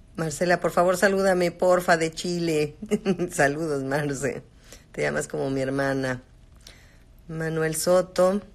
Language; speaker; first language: Spanish; native; Spanish